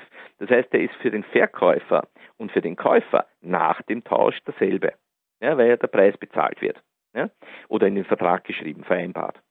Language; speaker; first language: German; native; German